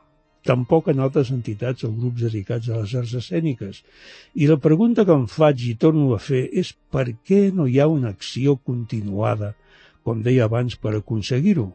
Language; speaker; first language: Catalan; native; Catalan